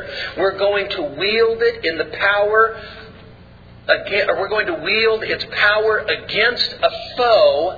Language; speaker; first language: English; native; English